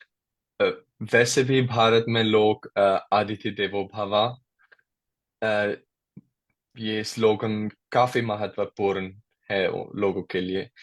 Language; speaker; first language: Hindi; non-native, learner; German